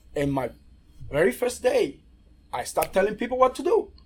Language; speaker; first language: English; non-native, fluent; Spanish